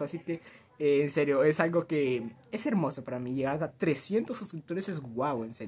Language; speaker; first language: Spanish; native; Spanish